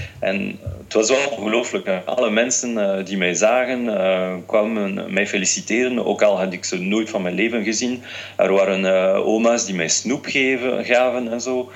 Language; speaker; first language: Dutch; non-native, fluent; French